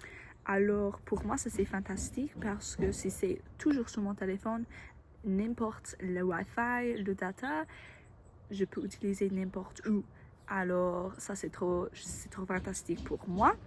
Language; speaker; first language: French; non-native, learner; English